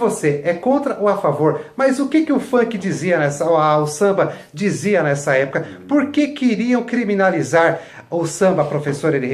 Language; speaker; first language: Portuguese; native; Portuguese